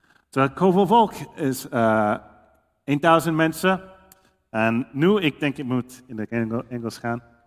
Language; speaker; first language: Dutch; non-native, learner; English